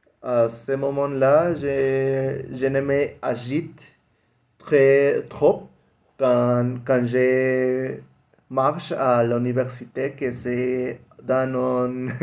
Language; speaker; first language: French; non-native, learner; Spanish